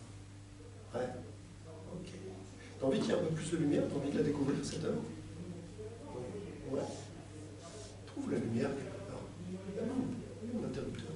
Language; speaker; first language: French; native; French